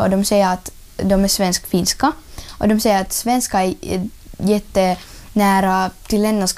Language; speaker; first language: Swedish; early bilingual, other home language; Russian